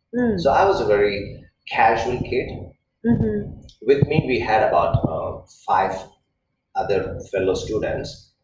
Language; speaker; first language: English; non-native, local second language; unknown